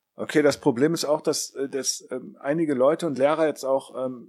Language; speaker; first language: German; native; German